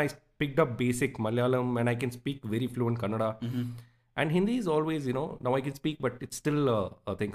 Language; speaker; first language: English; non-native, local second language; Tamil